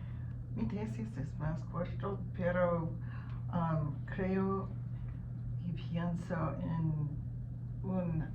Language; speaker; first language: Spanish; non-native, learner; English